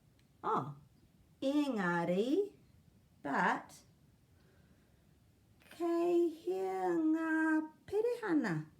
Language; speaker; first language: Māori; non-native, learner; English